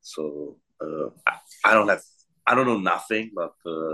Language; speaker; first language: English; non-native, learner; Czech